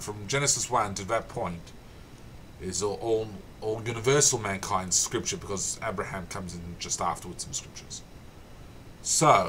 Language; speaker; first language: English; native; English